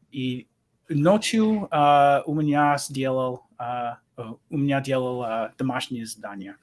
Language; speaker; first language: Russian; non-native, learner; English